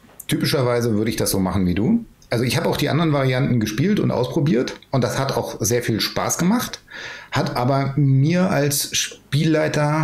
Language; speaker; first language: German; native; German